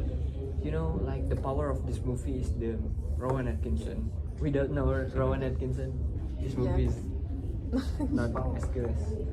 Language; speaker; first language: English; non-native, local second language; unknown